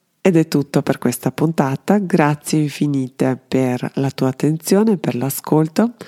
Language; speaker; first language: Italian; non-native, fluent; Serbian